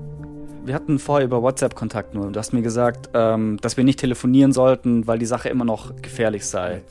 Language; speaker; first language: German; native; German